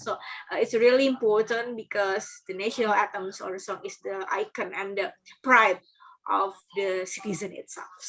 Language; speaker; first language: English; non-native, learner; Indonesian